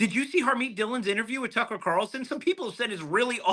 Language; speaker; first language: English; native; English